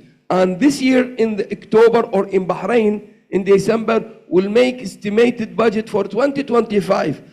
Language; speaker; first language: English; non-native, learner; Arabic